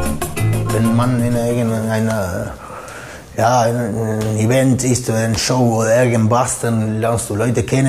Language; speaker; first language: German; non-native, fluent; Spanish